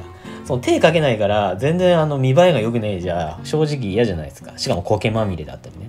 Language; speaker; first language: Japanese; native; Japanese